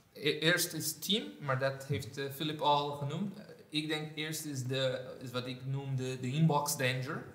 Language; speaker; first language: Dutch; non-native, fluent; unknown